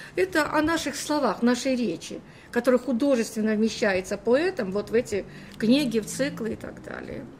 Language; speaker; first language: Russian; native; Russian